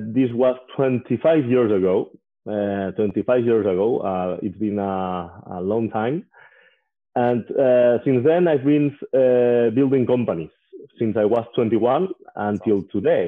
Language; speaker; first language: English; non-native, fluent; Spanish